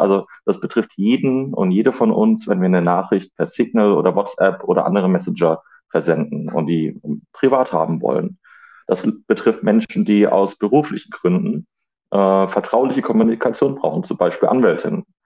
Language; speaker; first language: German; native; German